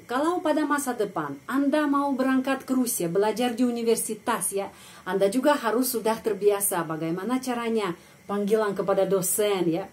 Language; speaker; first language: Indonesian; non-native, fluent; Russian